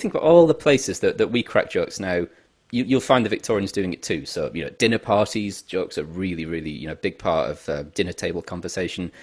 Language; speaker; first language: English; native; English